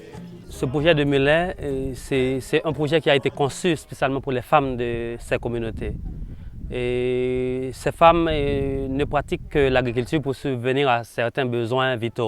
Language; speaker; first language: French; non-native, local second language; Haitian Creole